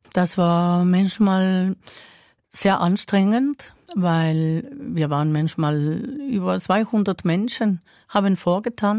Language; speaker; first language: German; non-native, fluent; Spanish